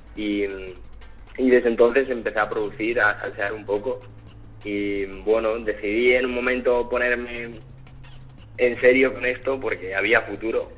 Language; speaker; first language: Spanish; early bilingual, other home language; French